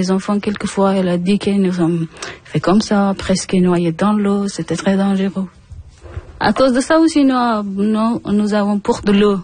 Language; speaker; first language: French; non-native, learner; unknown